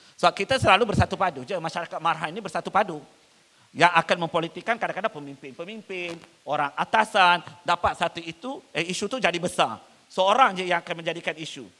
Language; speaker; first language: Malay; non-native, local second language; Tamil